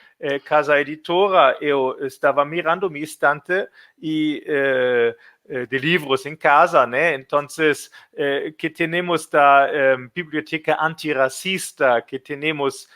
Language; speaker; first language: Spanish; non-native, fluent; German